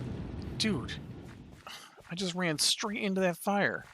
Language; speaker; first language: English; native; English